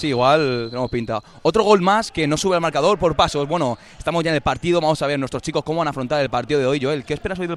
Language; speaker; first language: Spanish; native; Spanish